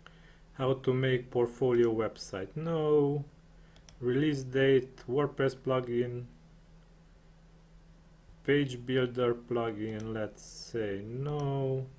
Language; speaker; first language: English; non-native, fluent; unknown